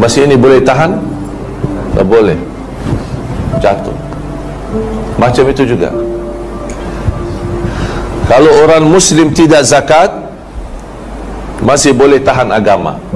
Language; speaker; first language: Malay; non-native, fluent; Arabic